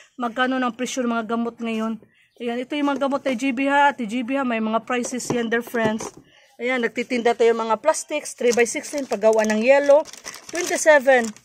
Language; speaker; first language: Filipino; native; Filipino